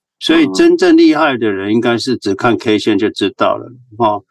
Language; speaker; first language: Chinese; native; Chinese